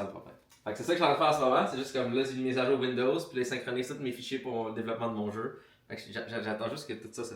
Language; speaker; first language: French; native; French